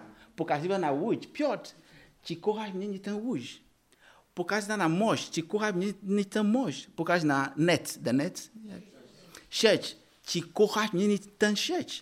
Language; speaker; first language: Polish; non-native, learner; Ukrainian